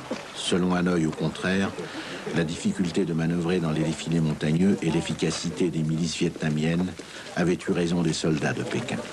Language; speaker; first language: French; native; French